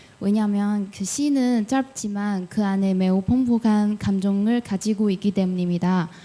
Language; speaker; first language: Korean; non-native, fluent; Chinese